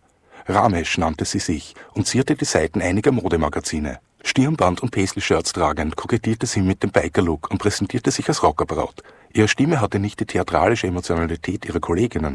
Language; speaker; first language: German; native; German